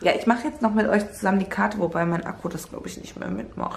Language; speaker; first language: German; native; German